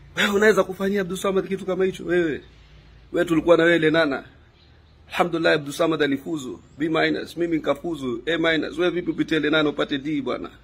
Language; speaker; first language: Swahili; native; Swahili